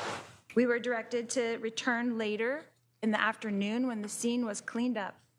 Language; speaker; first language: English; native; English